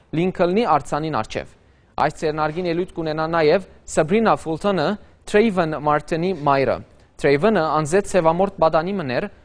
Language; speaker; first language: Armenian; early bilingual, heritage; Armenian